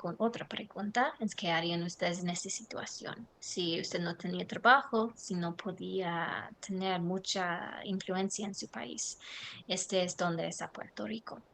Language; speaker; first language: Spanish; non-native, learner; English